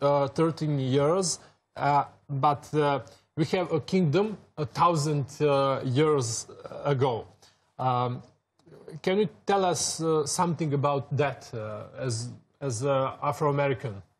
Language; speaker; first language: English; non-native, learner; Serbian